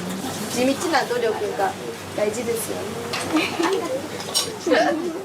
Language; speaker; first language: Japanese; native; Japanese